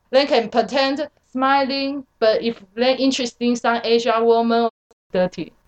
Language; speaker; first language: English; non-native, learner; Chinese